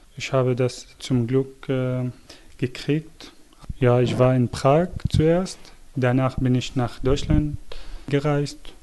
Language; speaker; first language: German; non-native, fluent; Arabic